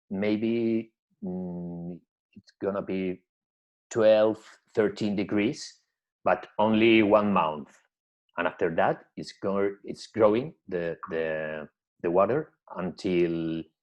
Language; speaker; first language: English; non-native, learner; Spanish